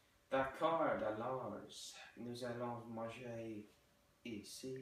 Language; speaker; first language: French; non-native, learner; English